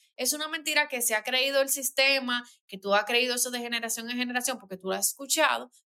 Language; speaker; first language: Spanish; native; Spanish